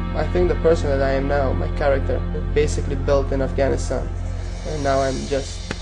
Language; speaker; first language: English; non-native, fluent; Persian